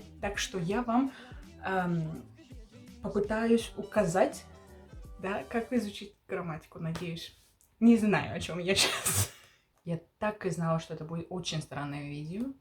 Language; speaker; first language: Russian; early bilingual, heritage; Russian